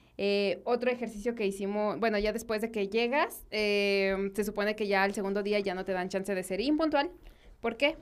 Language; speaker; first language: Spanish; native; Spanish